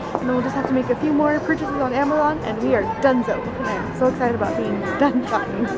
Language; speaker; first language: English; native; English